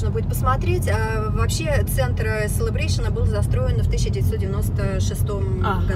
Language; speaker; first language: Russian; native; Russian